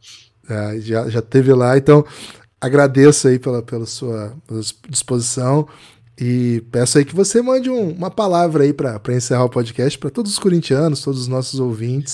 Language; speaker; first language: Portuguese; native; Portuguese